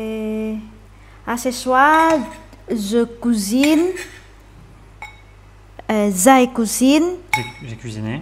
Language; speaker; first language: French; non-native, learner; Indonesian